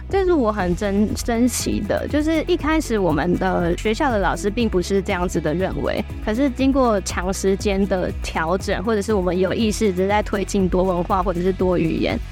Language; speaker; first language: Chinese; native; Chinese